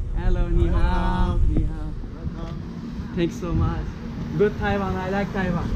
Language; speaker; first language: English; non-native, learner; Turkish